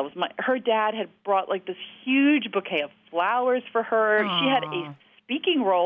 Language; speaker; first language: English; native; English